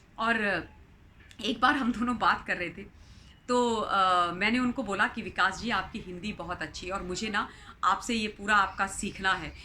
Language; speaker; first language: Hindi; native; Hindi